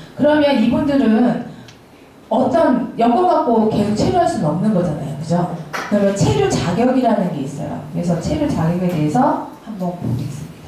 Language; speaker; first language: Korean; native; Korean